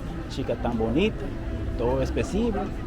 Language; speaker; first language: Spanish; non-native, learner; English